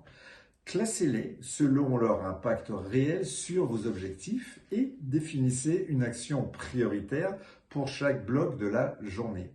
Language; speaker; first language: French; native; French